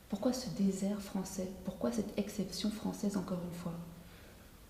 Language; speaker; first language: French; native; French